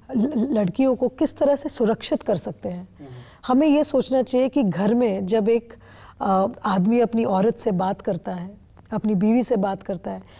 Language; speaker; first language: Hindi; non-native, local second language; Bangla